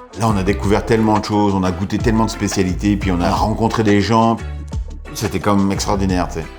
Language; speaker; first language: French; native; French